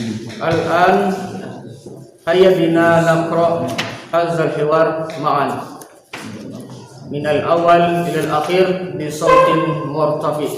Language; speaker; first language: Arabic; non-native, fluent; Indonesian